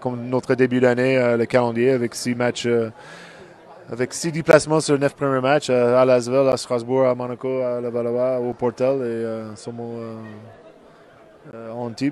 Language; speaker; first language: French; non-native, fluent; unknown